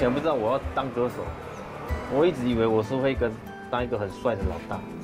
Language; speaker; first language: Chinese; native; Chinese